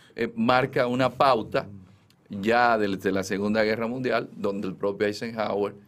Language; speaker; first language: Spanish; native; Spanish